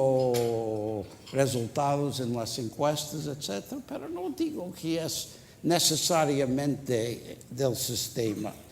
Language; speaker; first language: Spanish; non-native, fluent; English